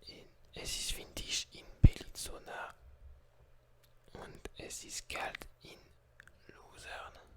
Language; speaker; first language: German; non-native, learner; French